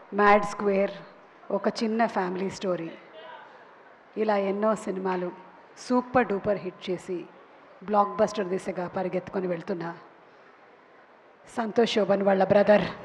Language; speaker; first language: Telugu; native; Telugu